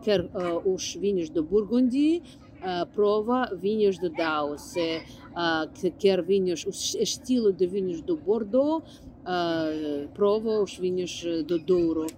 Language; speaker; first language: Portuguese; non-native, learner; English